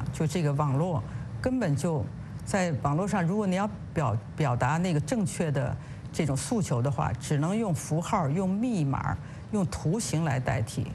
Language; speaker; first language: Chinese; native; Chinese